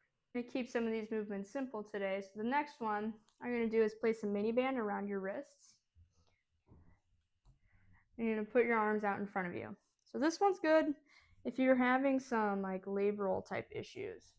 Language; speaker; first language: English; native; English